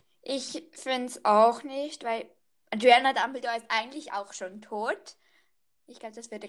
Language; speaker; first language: German; native; German